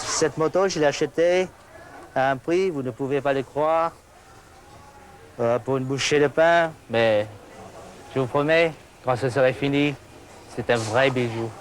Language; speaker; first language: French; non-native, fluent; Vietnamese